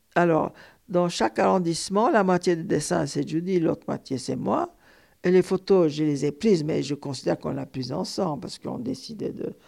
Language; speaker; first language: French; non-native, fluent; Turkish